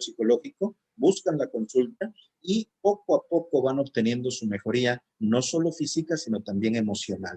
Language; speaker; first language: Spanish; native; Spanish